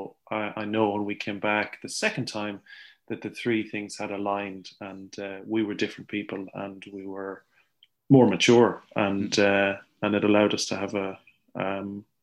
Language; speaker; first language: English; native; English